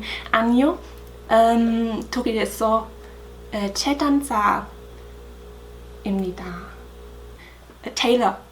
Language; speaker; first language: Korean; non-native, learner; German